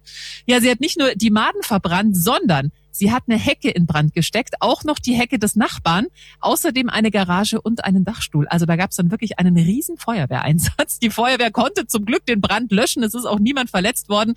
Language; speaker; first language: German; native; German